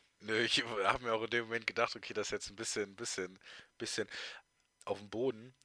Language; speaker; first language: German; native; German